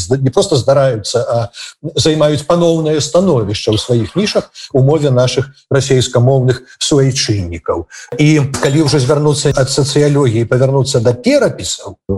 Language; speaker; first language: Belarusian; native; Belarusian